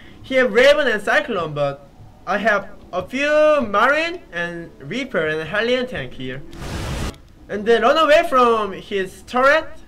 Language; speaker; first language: English; non-native, learner; Korean